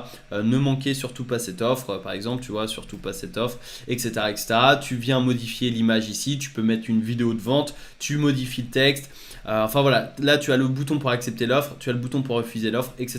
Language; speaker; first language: French; native; French